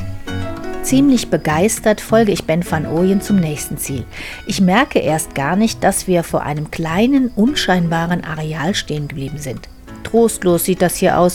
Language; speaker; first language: German; native; German